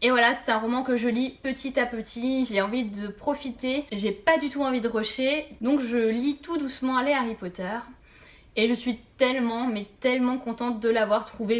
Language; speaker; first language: French; native; French